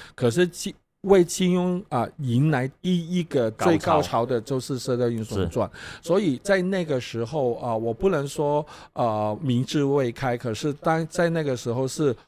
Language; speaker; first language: Chinese; non-native, local second language; Cantonese